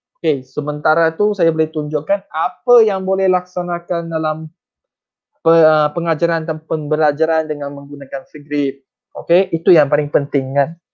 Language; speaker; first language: Malay; non-native, local second language; Chinese